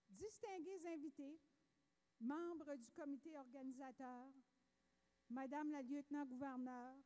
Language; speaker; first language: French; native; French